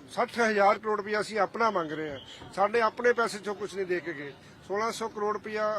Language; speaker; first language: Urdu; non-native, local second language; Punjabi